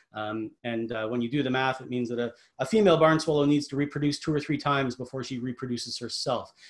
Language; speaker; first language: English; native; English